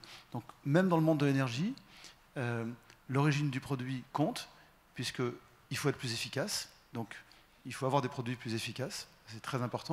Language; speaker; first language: French; native; French